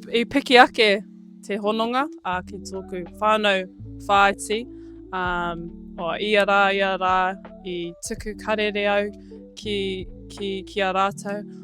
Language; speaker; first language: Māori; non-native, local second language; English